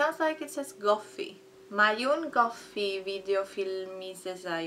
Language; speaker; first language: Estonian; non-native, learner; Italian